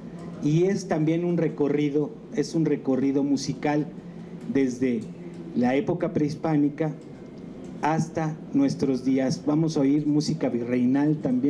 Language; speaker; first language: Spanish; native; Spanish